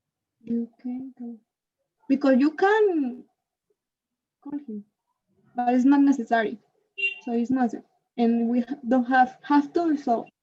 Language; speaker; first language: English; non-native, learner; Spanish